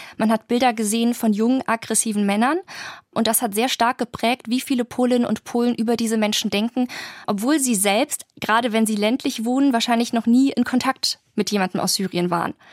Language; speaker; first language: German; early bilingual, other home language; Polish